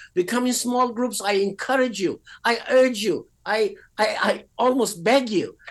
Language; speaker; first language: English; non-native, fluent; Persian